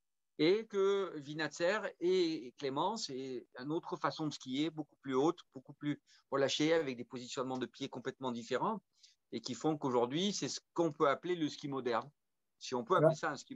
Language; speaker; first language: French; native; French